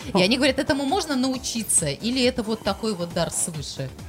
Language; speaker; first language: Russian; native; Russian